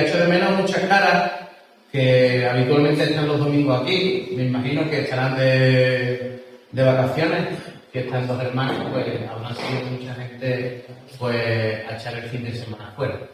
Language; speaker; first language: Spanish; native; Spanish